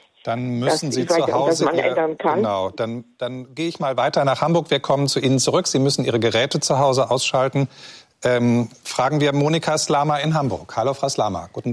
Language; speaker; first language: German; native; German